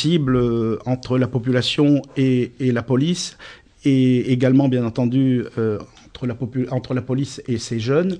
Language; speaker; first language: French; native; French